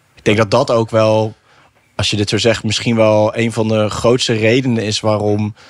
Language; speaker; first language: Dutch; native; Dutch